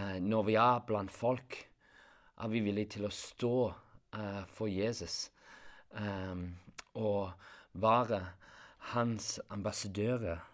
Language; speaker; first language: Norwegian; non-native, fluent; English